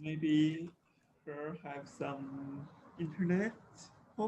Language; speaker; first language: English; non-native, local second language; Chinese